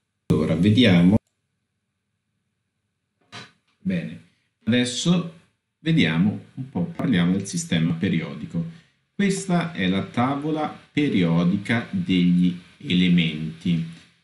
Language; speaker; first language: Italian; native; Italian